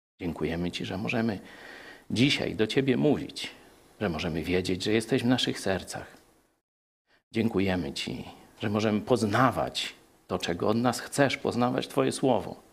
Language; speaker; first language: Polish; native; Polish